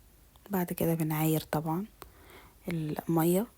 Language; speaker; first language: Arabic; native; Arabic